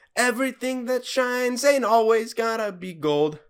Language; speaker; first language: English; native; English